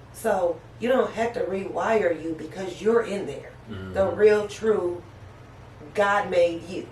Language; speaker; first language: English; native; English